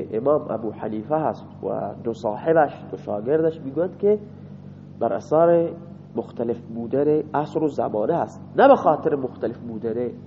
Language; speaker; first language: Persian; non-native, local second language; Baluchi